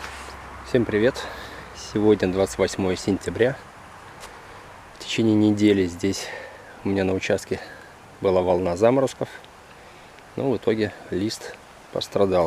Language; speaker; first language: Russian; native; Russian